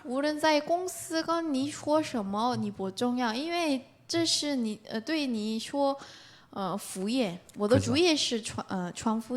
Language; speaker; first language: Chinese; non-native, learner; Korean